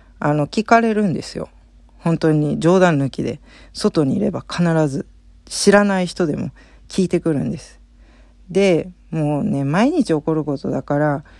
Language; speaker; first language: Japanese; native; Japanese